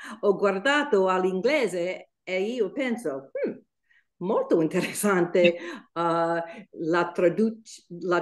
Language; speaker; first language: Italian; non-native, learner; English